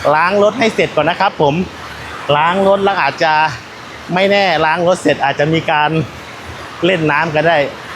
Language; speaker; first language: Thai; non-native, local second language; Northeastern Thai